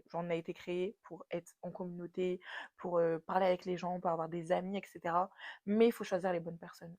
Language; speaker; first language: French; native; French